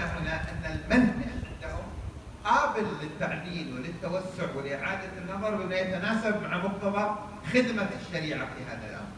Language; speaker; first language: Arabic; native; Arabic